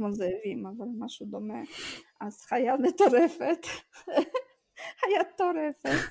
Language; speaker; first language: Hebrew; non-native, fluent; Russian